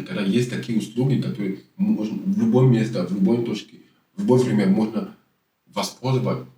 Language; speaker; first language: Russian; non-native, fluent; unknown